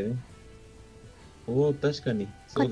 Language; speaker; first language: Japanese; non-native, learner; Spanish